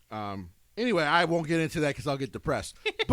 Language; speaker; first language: English; native; English